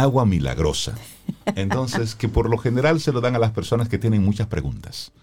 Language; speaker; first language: Spanish; native; Spanish